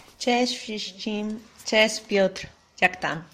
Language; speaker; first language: Polish; non-native, learner; Spanish